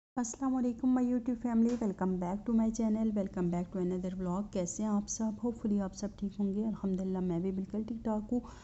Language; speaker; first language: Urdu; native; Urdu